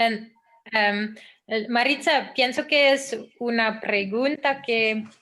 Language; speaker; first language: Spanish; non-native, fluent; Dutch